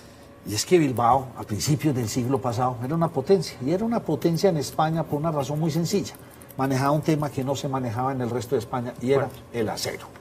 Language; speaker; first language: Spanish; native; Spanish